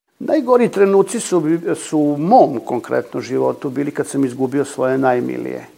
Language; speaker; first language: Serbian; native; Serbian